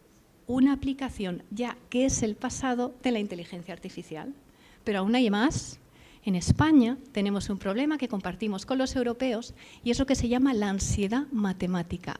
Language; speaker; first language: Spanish; native; Spanish